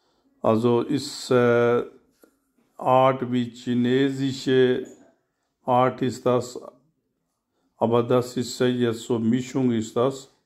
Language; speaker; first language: German; non-native, learner; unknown